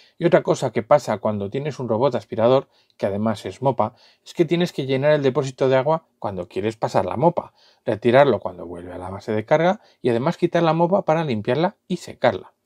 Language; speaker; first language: Spanish; native; Spanish